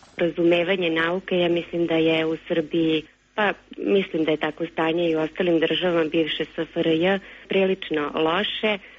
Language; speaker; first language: Serbian; native; Serbian